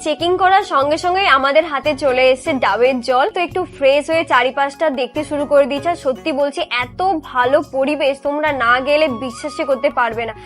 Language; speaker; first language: Bangla; native; Bangla